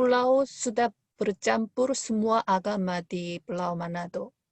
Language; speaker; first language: Indonesian; non-native, fluent; Korean